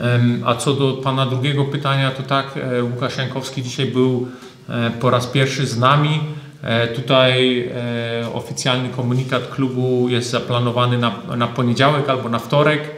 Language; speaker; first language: Polish; early bilingual, heritage; German